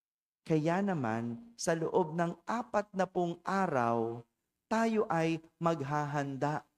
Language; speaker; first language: Filipino; native; Filipino